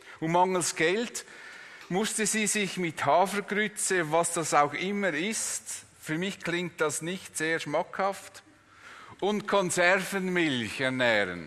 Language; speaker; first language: German; native; German